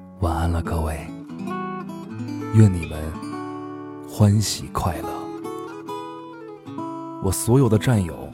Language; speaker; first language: Chinese; native; Chinese